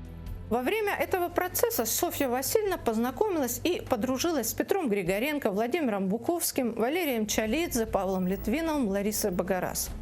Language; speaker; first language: Russian; native; Russian